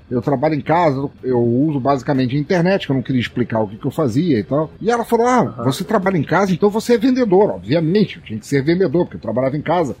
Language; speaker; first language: Portuguese; native; Portuguese